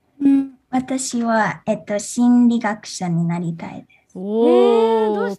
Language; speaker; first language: Japanese; early bilingual, heritage; English